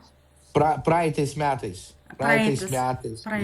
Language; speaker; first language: Lithuanian; non-native, local second language; Russian